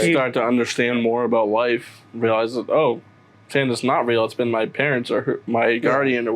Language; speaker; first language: English; native; English